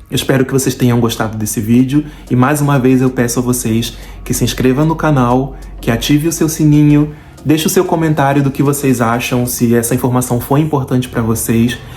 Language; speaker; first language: Portuguese; native; Portuguese